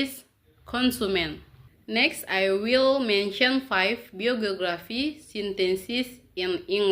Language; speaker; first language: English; non-native, learner; Indonesian